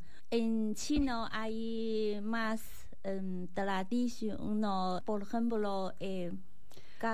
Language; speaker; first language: Spanish; non-native, learner; Chinese